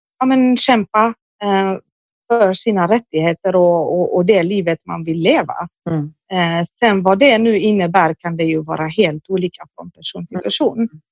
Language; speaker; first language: Swedish; early bilingual, other home language; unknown